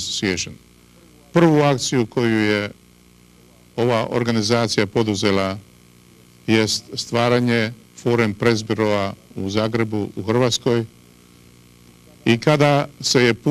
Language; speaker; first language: Croatian; native; Croatian